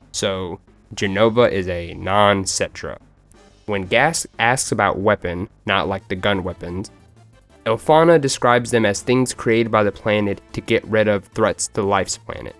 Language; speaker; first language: English; native; English